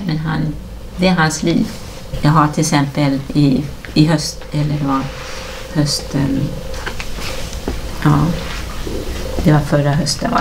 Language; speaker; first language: Swedish; native; Swedish